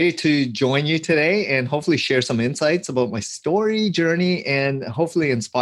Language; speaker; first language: English; native; English